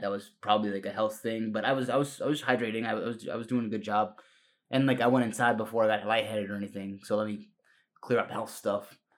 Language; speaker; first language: English; early bilingual, other home language; Spanish